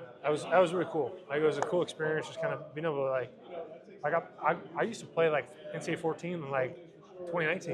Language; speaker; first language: English; native; English